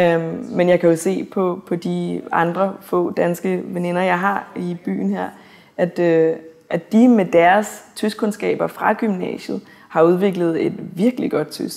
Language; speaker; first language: Danish; native; Danish